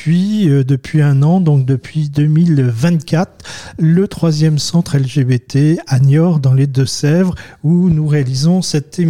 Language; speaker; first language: French; native; French